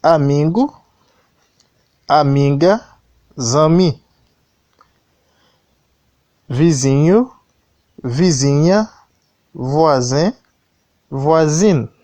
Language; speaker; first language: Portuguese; non-native, fluent; Haitian Creole